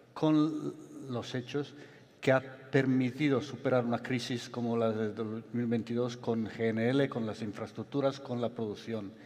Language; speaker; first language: Spanish; non-native, fluent; Italian